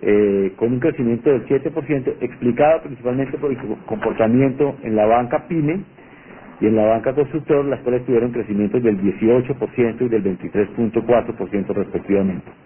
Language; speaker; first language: Spanish; native; Spanish